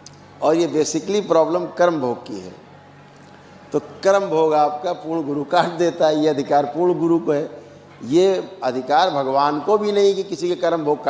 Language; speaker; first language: Hindi; native; Hindi